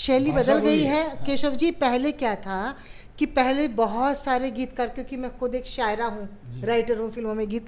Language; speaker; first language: Hindi; native; Hindi